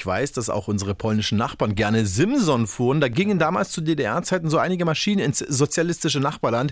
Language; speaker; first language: German; native; German